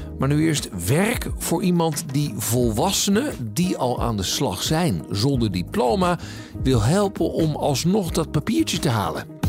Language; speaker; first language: Dutch; native; Dutch